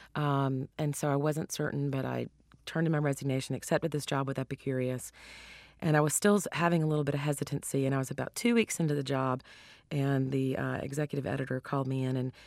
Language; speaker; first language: English; native; English